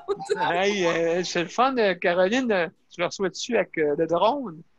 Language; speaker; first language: French; native; French